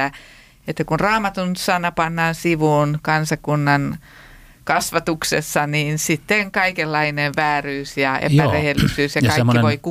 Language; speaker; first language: Finnish; native; Finnish